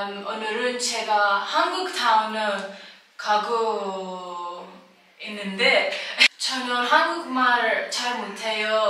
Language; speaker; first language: Korean; non-native, learner; Persian